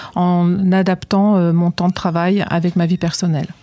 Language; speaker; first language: French; native; French